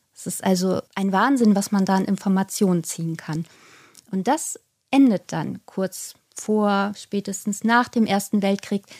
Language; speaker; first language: German; native; German